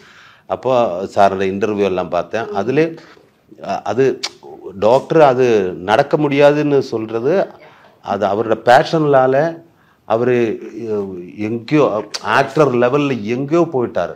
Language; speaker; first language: Tamil; non-native, learner; Malayalam